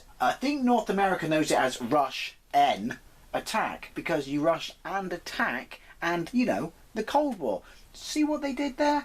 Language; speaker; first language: English; native; English